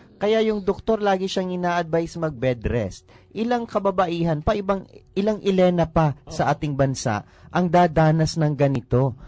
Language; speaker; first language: Filipino; native; Filipino